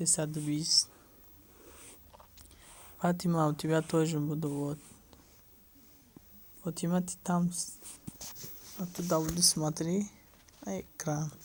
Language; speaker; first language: Russian; non-native, learner; Tajik